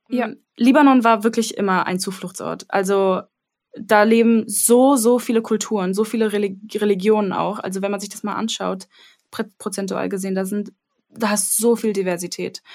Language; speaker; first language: German; early bilingual, other home language; Armenian